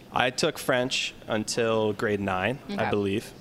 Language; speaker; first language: English; native; English